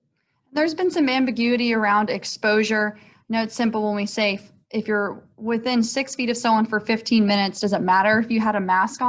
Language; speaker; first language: English; native; English